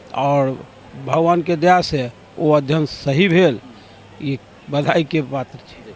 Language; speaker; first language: Maithili; native; Maithili